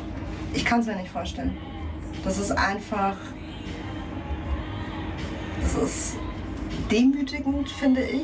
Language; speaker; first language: German; native; German